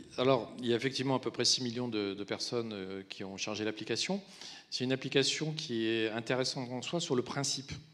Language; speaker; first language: French; native; French